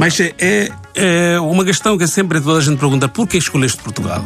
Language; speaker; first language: Portuguese; non-native, learner; Bangla